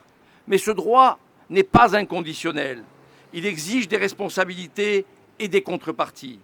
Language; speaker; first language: French; native; French